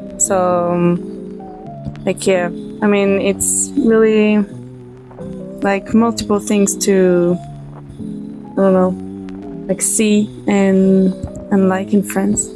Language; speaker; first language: English; non-native, fluent; French